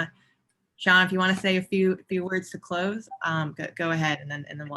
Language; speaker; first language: English; native; English